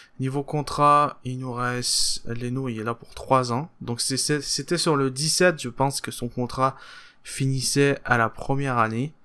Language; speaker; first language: French; native; French